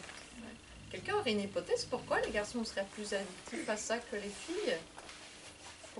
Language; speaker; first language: French; native; French